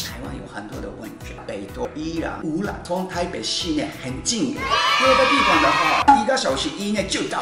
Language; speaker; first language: Chinese; non-native, learner; Japanese